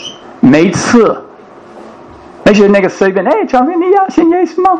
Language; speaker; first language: Chinese; non-native, fluent; English